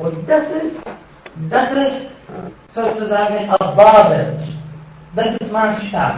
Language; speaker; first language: German; non-native, fluent; Arabic